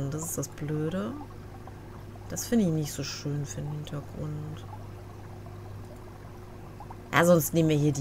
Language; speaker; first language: German; native; German